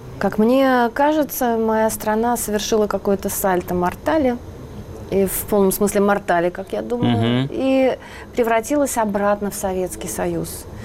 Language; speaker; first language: Russian; native; Russian